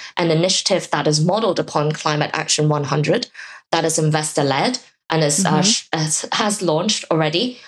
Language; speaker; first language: English; non-native, local second language; Cantonese